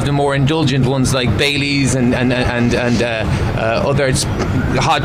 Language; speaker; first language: English; native; English